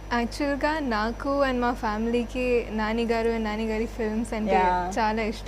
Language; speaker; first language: Telugu; non-native, fluent; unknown